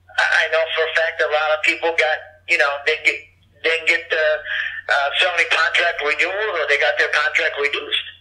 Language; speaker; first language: English; early bilingual, other home language; Japanese